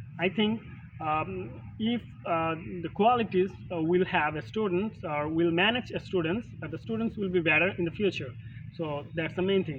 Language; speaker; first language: English; non-native, local second language; Bangla